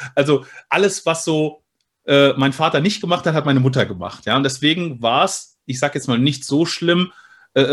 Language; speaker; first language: German; early bilingual, other home language; Spanish